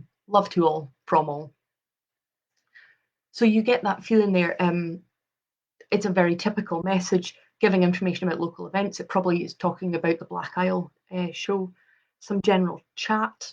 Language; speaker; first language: English; native; English